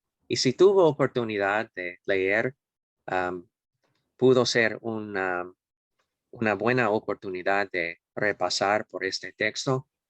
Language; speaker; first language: Spanish; non-native, fluent; English